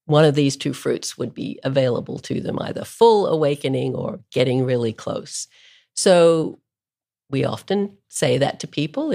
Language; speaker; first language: English; native; English